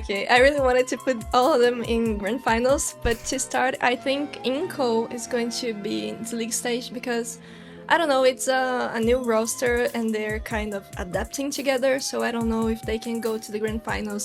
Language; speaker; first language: English; non-native, fluent; Portuguese